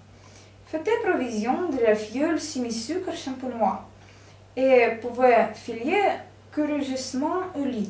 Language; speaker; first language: French; non-native, learner; Russian